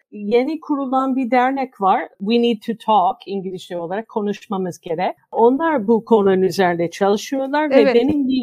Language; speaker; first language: Turkish; non-native, fluent; English